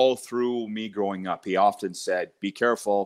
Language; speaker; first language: English; native; English